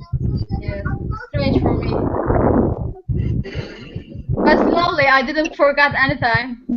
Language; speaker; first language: English; non-native, learner; Turkish